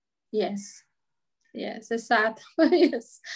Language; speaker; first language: English; non-native, learner; Spanish